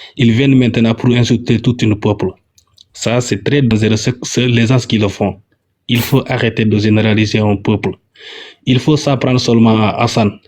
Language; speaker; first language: French; non-native, local second language; Wolof